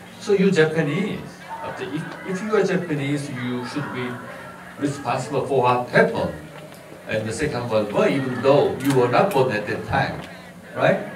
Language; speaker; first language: English; non-native, fluent; Korean